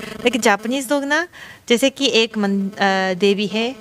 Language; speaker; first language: Hindi; non-native, fluent; Japanese